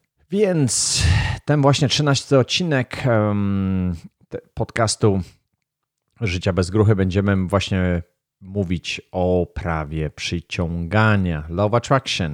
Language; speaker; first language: Polish; native; Polish